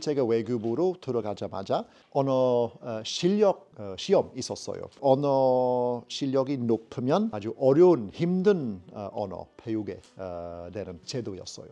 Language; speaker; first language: Korean; non-native, fluent; English